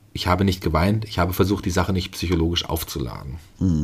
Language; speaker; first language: German; native; German